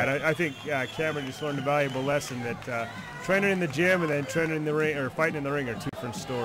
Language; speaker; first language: English; native; English